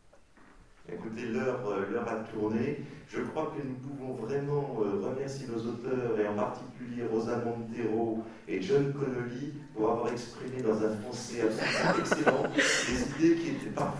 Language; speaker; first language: French; native; French